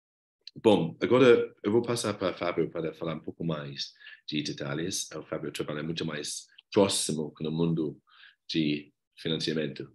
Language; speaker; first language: Portuguese; non-native, fluent; English